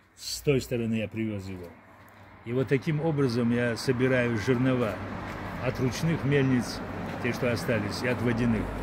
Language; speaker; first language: Russian; non-native, local second language; Adyghe